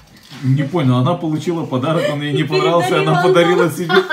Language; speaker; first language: Russian; native; Russian